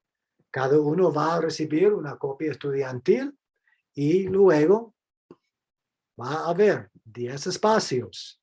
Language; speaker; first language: Spanish; non-native, fluent; English